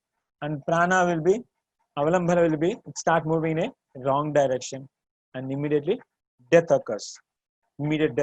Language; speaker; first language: English; non-native, local second language; Tamil